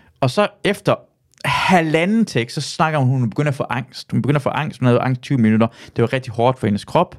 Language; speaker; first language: Danish; early bilingual, other home language; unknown